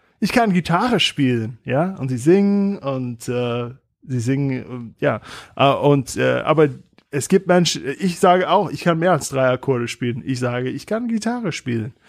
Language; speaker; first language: German; non-native, fluent; English